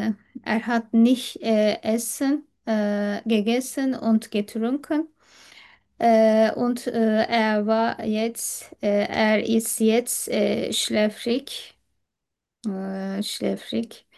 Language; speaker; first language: German; non-native, learner; Turkish